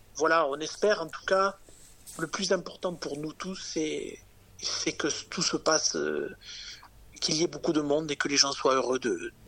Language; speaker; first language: French; native; French